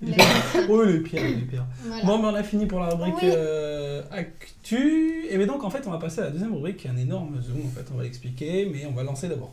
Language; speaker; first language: French; native; French